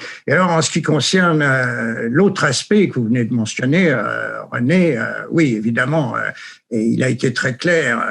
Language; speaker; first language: French; native; French